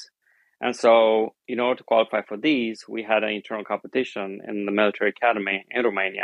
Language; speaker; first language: English; non-native, fluent; Romanian